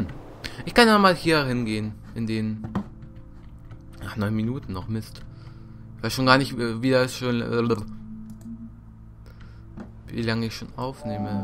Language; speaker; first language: German; native; German